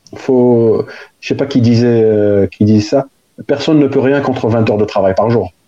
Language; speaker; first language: French; non-native, local second language; Arabic